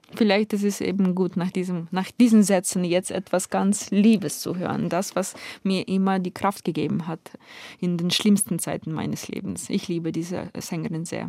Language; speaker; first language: German; non-native, fluent; Ukrainian